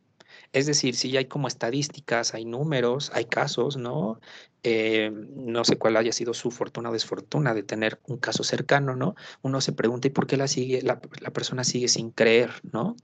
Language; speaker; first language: Spanish; native; Spanish